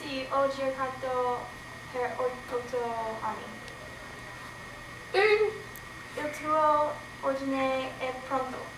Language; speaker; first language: Italian; non-native, learner; English